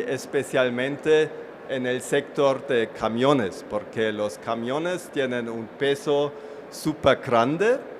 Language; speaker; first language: Spanish; non-native, fluent; German